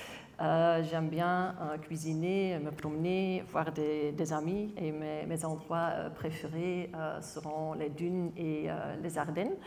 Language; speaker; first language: French; non-native, local second language; Dutch